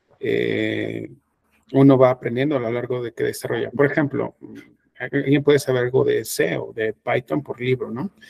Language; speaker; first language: Spanish; native; Spanish